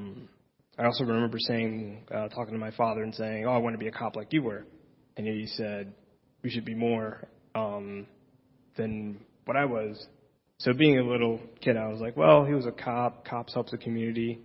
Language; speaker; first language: English; early bilingual, other home language; Spanish